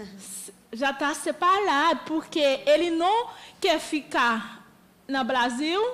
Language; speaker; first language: Portuguese; non-native, learner; Haitian Creole